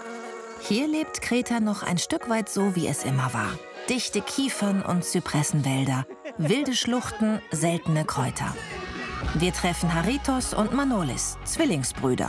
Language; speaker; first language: German; native; German